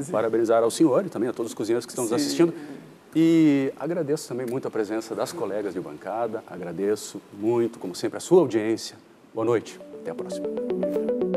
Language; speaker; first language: Portuguese; native; Portuguese